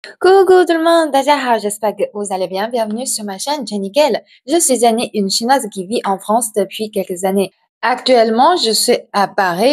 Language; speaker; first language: French; non-native, fluent; Chinese